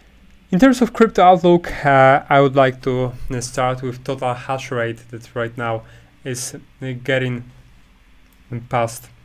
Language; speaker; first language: English; non-native, fluent; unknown